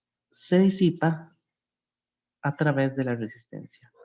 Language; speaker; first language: Spanish; native; Spanish